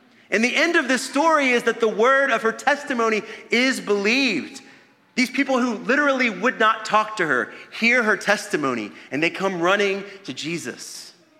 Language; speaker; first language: English; native; English